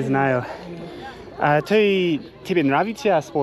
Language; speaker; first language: Russian; non-native, learner; English